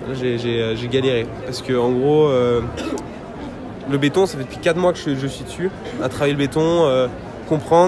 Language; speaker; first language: French; native; French